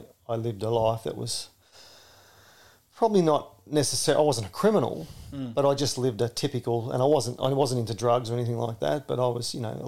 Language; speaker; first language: English; native; English